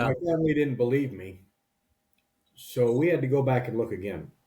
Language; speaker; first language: English; native; English